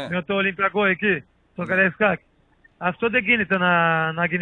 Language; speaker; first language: Greek; non-native, learner; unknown